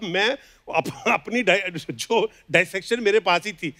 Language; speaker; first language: Hindi; native; Hindi